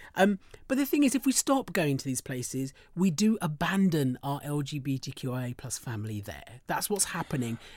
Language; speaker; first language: English; early bilingual, other home language; Hindi